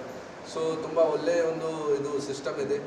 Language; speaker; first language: Kannada; non-native, fluent; Hindi